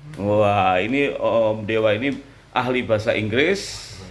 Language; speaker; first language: Indonesian; native; Indonesian